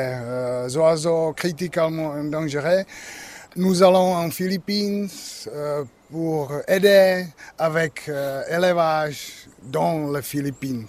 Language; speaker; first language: French; non-native, learner; Czech